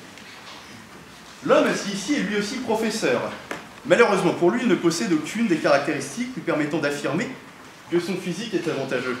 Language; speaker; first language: French; native; French